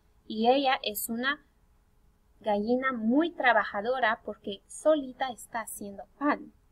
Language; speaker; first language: Spanish; non-native, fluent; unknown